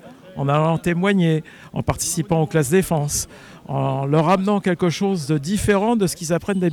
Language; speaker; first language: French; native; French